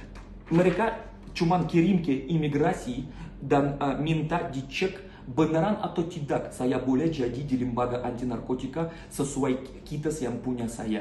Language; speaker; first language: Indonesian; non-native, learner; Russian